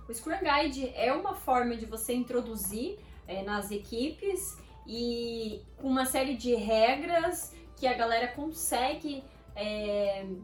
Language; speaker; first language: Portuguese; native; Portuguese